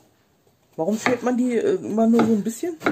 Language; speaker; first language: German; native; German